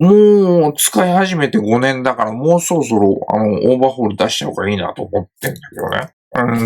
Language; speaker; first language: Japanese; native; Japanese